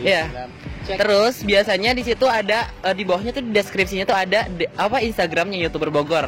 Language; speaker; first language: Indonesian; native; Indonesian